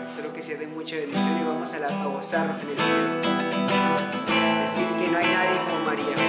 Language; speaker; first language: Spanish; native; Spanish